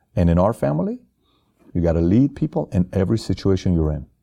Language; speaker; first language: English; non-native, fluent; Persian